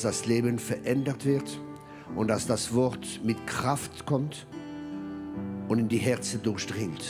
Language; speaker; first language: German; non-native, fluent; French